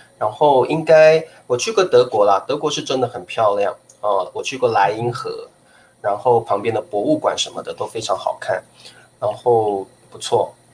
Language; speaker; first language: Chinese; native; Chinese